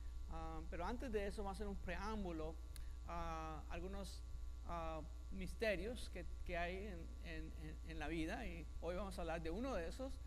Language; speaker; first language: Spanish; native; Spanish